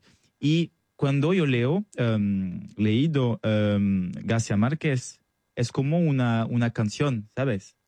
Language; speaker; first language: Spanish; non-native, learner; French